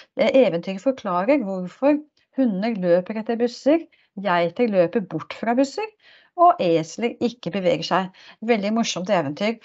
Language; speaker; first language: Norwegian; native; Norwegian